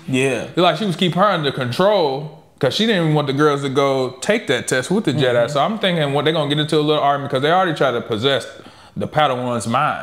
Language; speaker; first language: English; native; English